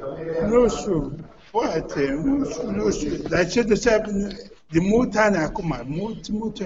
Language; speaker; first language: Romanian; non-native, learner; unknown